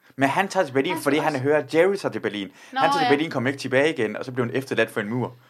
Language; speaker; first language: Danish; non-native, fluent; Persian